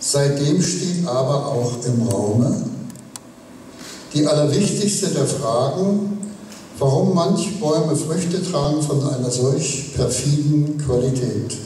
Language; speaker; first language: German; native; German